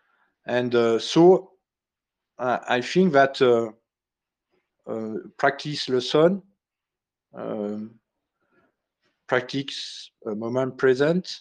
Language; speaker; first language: English; non-native, learner; French